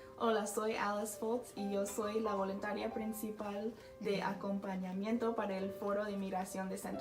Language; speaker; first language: Spanish; non-native, fluent; English